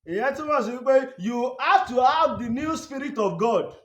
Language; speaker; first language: English; non-native, local second language; Yoruba